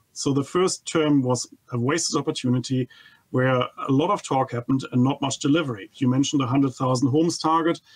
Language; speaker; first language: English; non-native, fluent; German